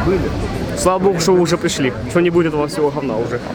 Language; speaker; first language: Russian; native; Russian